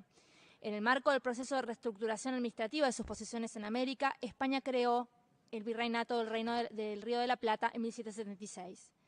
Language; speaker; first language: Spanish; native; Spanish